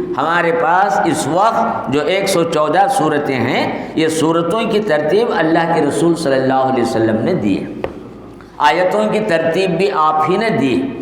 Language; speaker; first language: Urdu; native; Urdu